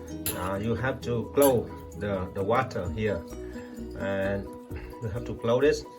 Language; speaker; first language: English; non-native, learner; Vietnamese